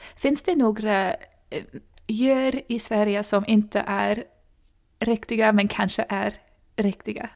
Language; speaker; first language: Swedish; non-native, fluent; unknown